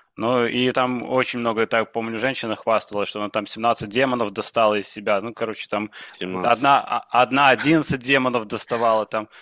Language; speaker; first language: Russian; non-native, local second language; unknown